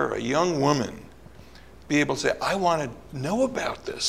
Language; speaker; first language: English; early bilingual, other home language; Italian